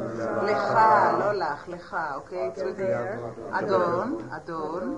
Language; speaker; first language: Hebrew; non-native, fluent; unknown